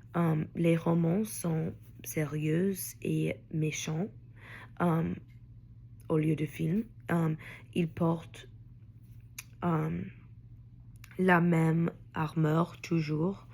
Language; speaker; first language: French; non-native, learner; English